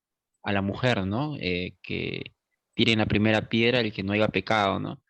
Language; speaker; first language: Spanish; native; Spanish